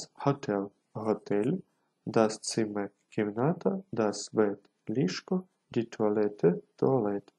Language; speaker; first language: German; non-native, fluent; Ukrainian